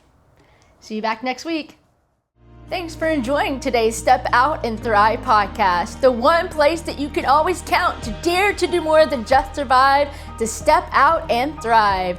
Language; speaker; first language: English; native; English